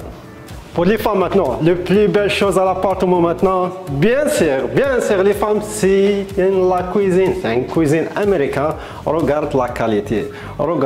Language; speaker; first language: French; non-native, fluent; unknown